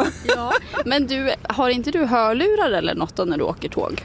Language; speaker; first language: Swedish; native; Swedish